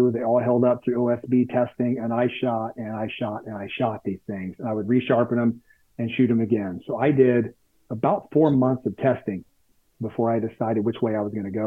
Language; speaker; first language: English; native; English